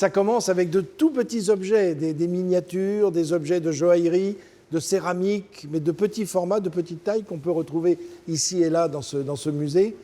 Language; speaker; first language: French; native; French